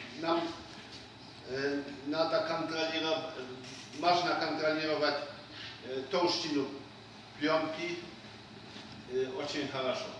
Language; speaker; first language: Russian; non-native, fluent; Polish